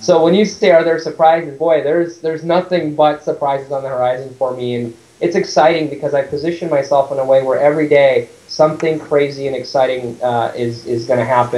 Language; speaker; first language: English; early bilingual, other home language; Persian